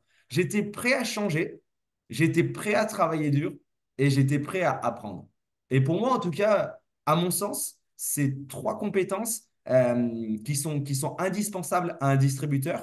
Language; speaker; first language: French; native; French